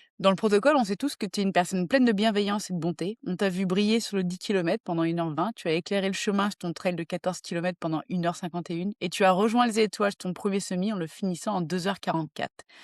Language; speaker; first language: French; native; French